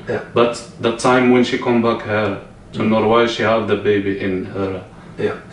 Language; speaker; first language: English; non-native, learner; Arabic